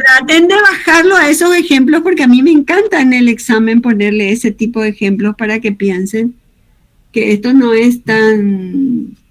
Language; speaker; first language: Spanish; native; Spanish